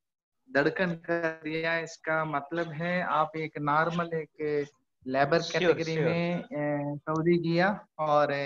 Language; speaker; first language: Hindi; non-native, fluent; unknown